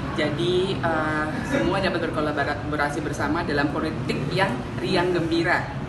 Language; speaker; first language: Indonesian; native; Indonesian